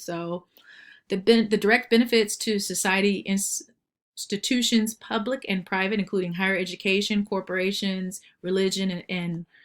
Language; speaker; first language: English; native; English